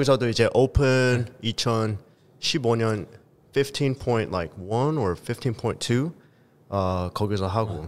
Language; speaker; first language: Korean; early bilingual, heritage; Korean